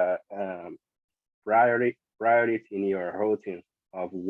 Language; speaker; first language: English; non-native, learner; Portuguese